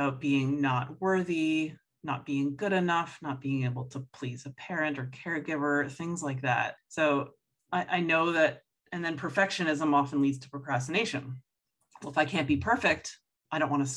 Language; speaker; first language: English; native; English